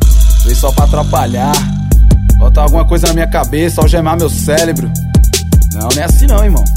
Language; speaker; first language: Portuguese; native; Portuguese